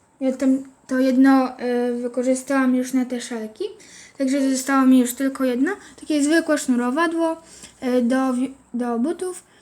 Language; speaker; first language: Polish; native; Polish